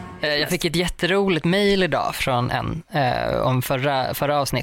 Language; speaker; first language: Swedish; native; Swedish